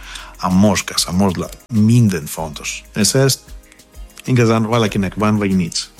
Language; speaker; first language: Hungarian; non-native, fluent; Greek